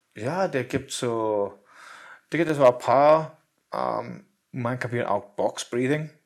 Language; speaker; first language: German; non-native, learner; English